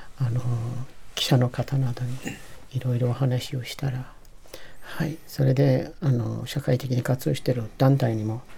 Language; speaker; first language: Japanese; non-native, fluent; Persian